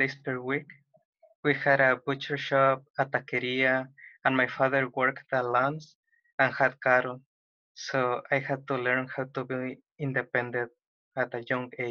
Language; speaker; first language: English; non-native, fluent; Spanish